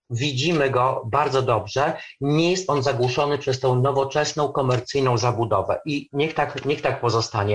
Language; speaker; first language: Polish; native; Polish